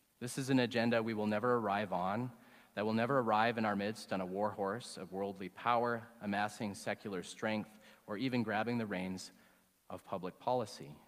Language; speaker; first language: English; native; English